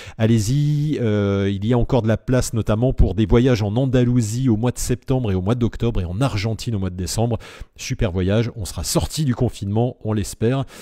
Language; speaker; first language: French; native; French